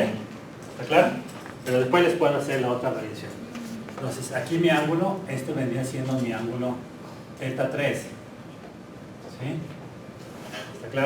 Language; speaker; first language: Spanish; native; Spanish